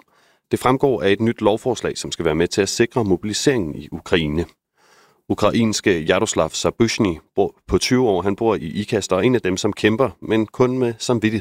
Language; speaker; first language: Danish; native; Danish